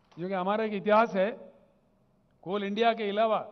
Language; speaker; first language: Hindi; non-native, local second language; Telugu